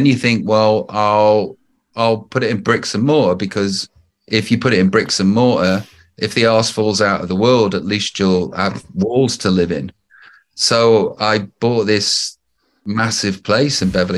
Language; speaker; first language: English; native; English